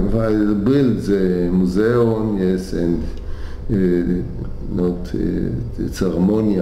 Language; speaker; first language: English; non-native, learner; Hebrew